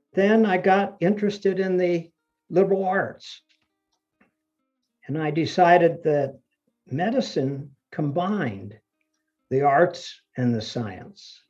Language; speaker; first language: English; early bilingual, other home language; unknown